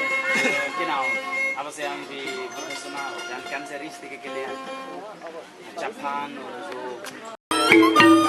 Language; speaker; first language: German; non-native, learner; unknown